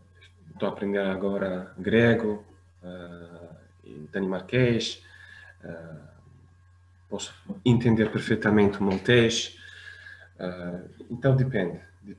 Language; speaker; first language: Portuguese; non-native, fluent; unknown